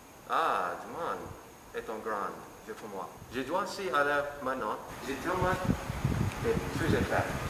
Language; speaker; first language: French; non-native, learner; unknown